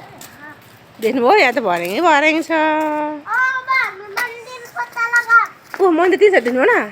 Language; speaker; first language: Nepali; native; Nepali